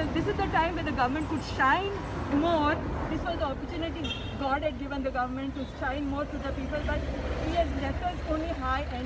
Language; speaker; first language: English; non-native, local second language; Konkani